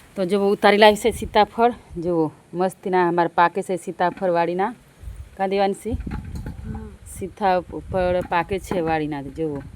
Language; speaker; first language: Gujarati; non-native, local second language; Rathawi